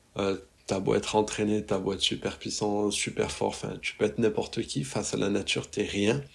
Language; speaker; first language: French; native; French